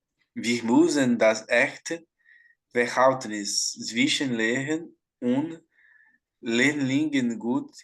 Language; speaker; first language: German; non-native, learner; Portuguese